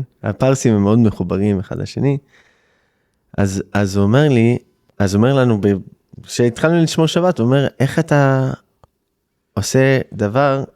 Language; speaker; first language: Hebrew; early bilingual, heritage; English